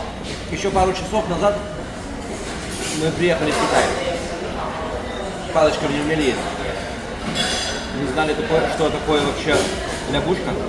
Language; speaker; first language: Russian; native; Russian